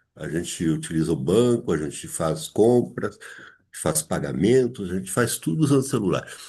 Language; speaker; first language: Portuguese; native; Portuguese